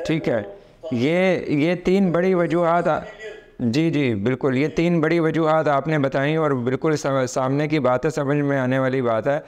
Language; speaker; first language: Urdu; native; Urdu